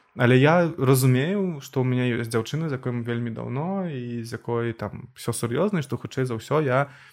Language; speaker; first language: Belarusian; non-native, local second language; Russian